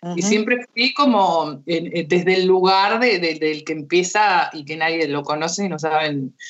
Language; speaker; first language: Spanish; early bilingual, heritage; Spanish